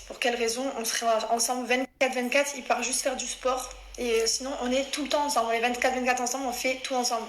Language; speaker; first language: French; native; French